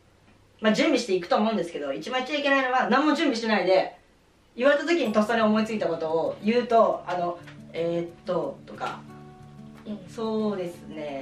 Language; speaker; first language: Japanese; native; Japanese